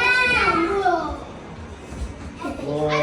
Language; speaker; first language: Korean; early bilingual, other home language; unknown